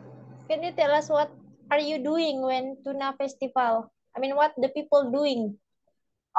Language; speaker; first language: English; non-native, learner; Indonesian